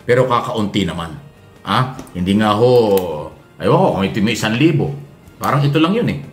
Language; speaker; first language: Filipino; native; Filipino